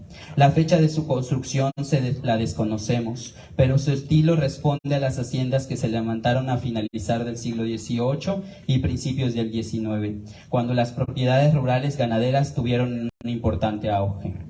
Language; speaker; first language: Spanish; native; Spanish